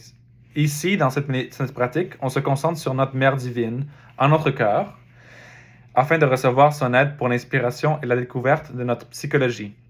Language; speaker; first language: French; native; French